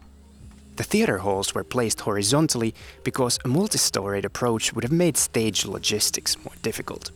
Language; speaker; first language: English; non-native, fluent; Finnish